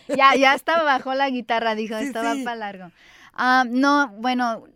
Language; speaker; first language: Spanish; early bilingual, heritage; Spanish